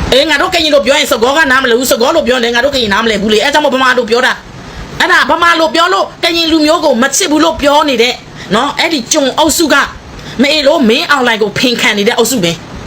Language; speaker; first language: Burmese; non-native, local second language; S'gaw Karen